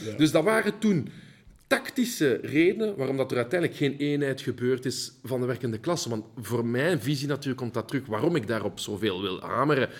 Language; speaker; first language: Dutch; early bilingual, heritage; Dutch